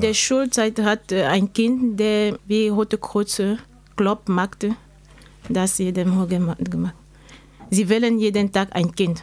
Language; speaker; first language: German; non-native, learner; French